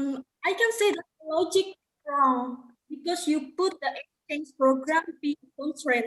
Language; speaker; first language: English; non-native, learner; Indonesian